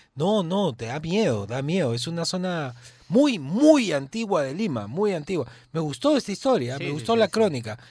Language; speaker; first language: Spanish; native; Spanish